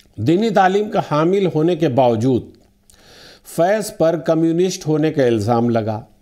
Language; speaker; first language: Urdu; native; Urdu